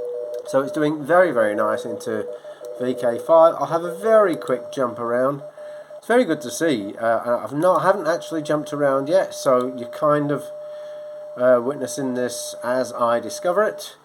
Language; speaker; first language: English; native; English